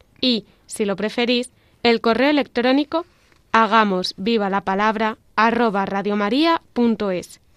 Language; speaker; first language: Spanish; native; Spanish